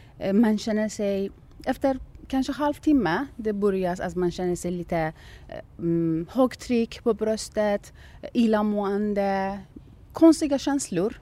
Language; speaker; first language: Swedish; non-native, fluent; Persian